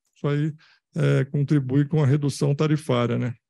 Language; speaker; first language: Portuguese; native; Portuguese